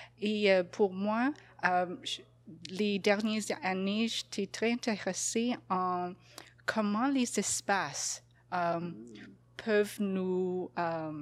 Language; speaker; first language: French; non-native, local second language; English